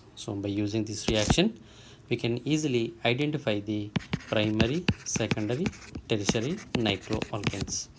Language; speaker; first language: English; non-native, local second language; Telugu